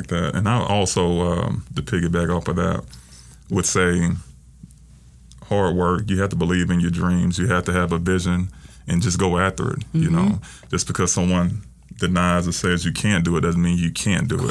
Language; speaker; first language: English; native; English